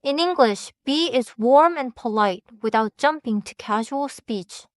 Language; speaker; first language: English; non-native, fluent; Korean